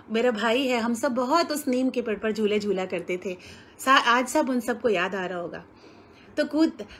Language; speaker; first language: Hindi; native; Hindi